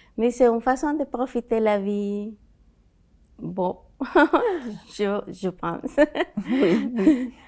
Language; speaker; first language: French; non-native, learner; Spanish